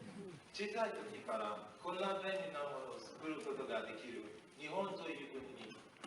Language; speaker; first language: Japanese; non-native, learner; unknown